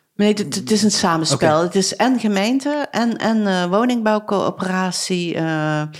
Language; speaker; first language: Dutch; native; Dutch